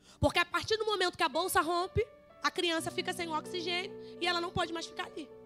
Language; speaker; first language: Portuguese; native; Portuguese